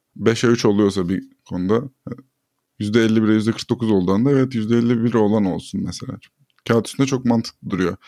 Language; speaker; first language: Turkish; native; Turkish